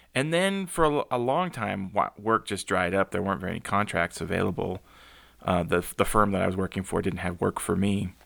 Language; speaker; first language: English; native; English